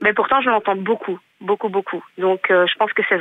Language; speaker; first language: French; native; French